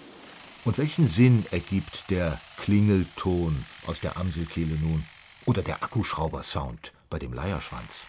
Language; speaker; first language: German; native; German